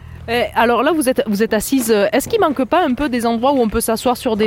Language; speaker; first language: French; native; French